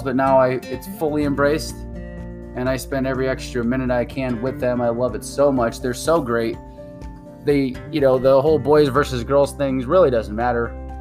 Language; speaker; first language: English; native; English